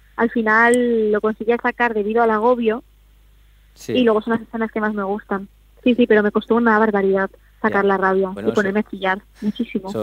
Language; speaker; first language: Spanish; native; Spanish